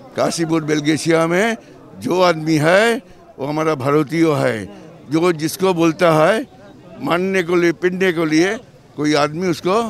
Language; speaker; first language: Hindi; non-native, local second language; Bangla